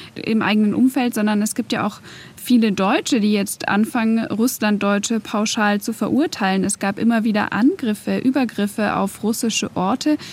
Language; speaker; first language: German; early bilingual, other home language; Russian